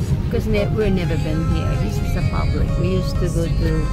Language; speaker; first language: English; non-native, learner; Filipino